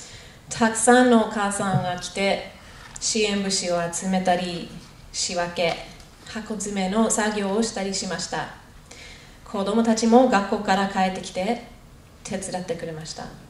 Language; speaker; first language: Japanese; non-native, fluent; English